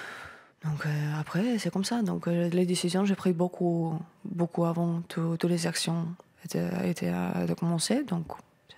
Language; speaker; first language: French; non-native, learner; Russian